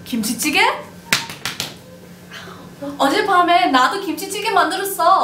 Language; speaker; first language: Korean; non-native, learner; English